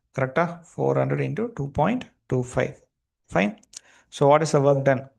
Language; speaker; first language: English; non-native, local second language; Tamil